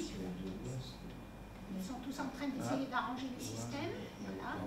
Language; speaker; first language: French; native; French